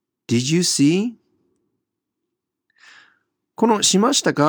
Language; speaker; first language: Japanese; non-native, fluent; English